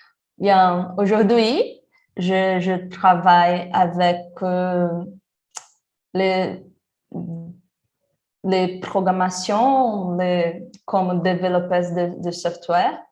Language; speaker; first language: French; non-native, learner; Portuguese